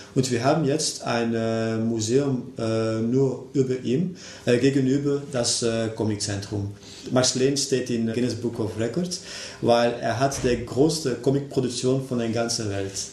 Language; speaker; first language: German; non-native, local second language; Dutch